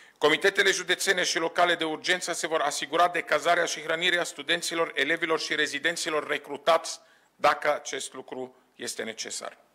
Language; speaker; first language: Romanian; non-native, fluent; Arabic